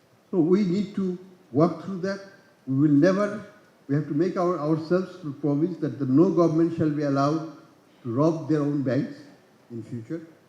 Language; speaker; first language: English; non-native, local second language; Bangla